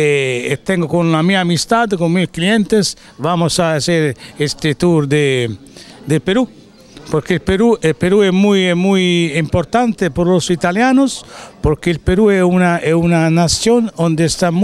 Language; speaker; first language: Spanish; non-native, learner; Italian